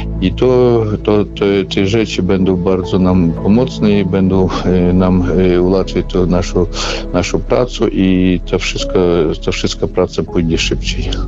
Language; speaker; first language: Polish; early bilingual, heritage; Polish